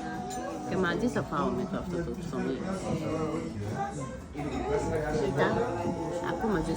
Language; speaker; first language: Greek; non-native, learner; Japanese